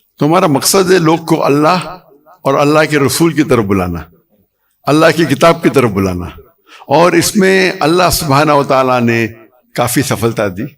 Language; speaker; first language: Urdu; non-native, local second language; Konkani